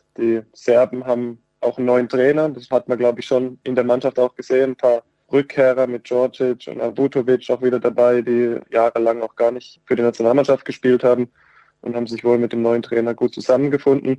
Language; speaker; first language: German; native; German